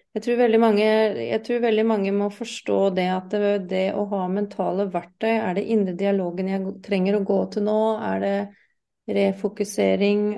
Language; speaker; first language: Norwegian; non-native, fluent; English